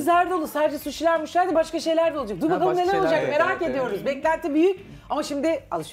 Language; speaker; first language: Turkish; native; Turkish